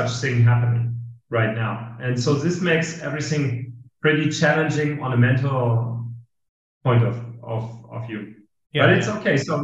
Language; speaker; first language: English; non-native, fluent; German